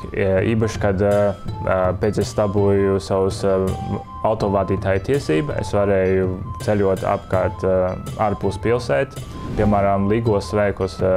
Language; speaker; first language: Latvian; early bilingual, other home language; Chinese